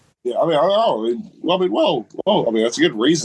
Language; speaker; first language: English; native; English